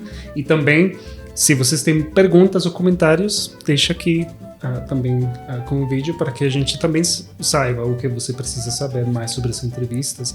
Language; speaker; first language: Portuguese; non-native, fluent; Spanish